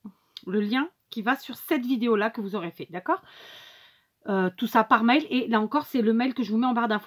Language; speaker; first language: French; native; French